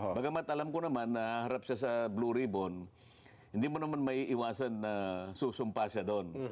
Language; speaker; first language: Filipino; non-native, local second language; Masbatenyo